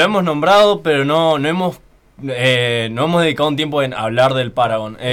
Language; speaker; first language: Spanish; native; Spanish